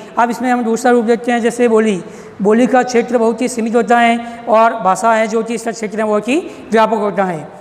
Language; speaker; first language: Hindi; native; Hindi